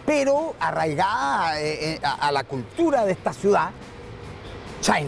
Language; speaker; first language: Spanish; native; Spanish